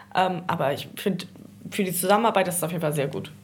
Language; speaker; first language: German; early bilingual, heritage; Danish